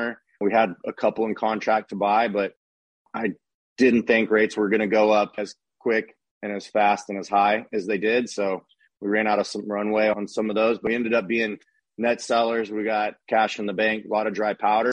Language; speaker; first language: English; native; English